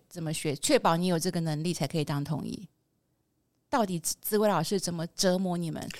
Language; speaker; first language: Chinese; native; Chinese